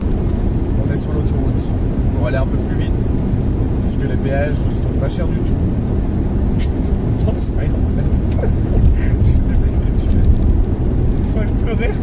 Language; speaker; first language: French; native; French